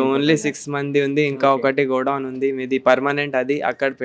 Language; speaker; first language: Telugu; non-native, local second language; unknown